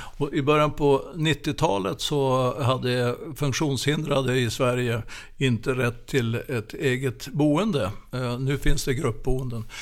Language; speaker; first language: Swedish; native; Swedish